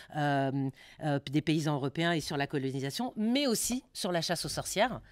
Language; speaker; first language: French; native; French